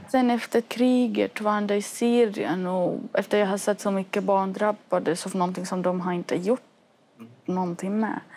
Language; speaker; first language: Swedish; non-native, fluent; Arabic